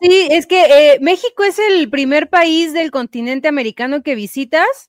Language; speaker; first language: Spanish; native; Spanish